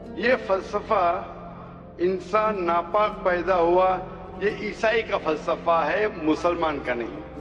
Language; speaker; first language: Urdu; non-native, local second language; Konkani